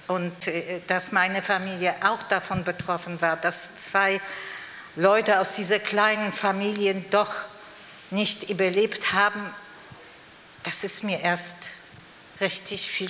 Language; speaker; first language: German; non-native, fluent; Polish